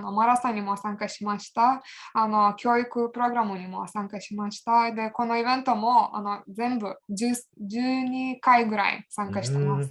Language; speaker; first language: Japanese; non-native, fluent; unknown